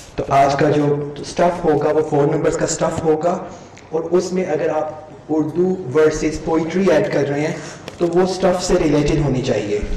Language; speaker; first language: Urdu; non-native, local second language; Punjabi